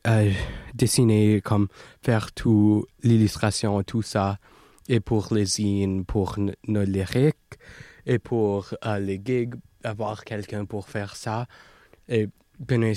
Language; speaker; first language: French; non-native, local second language; English